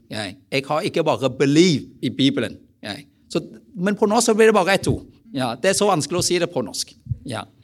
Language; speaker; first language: Norwegian; non-native, fluent; Vietnamese